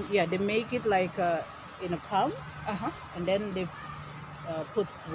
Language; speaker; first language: English; non-native, learner; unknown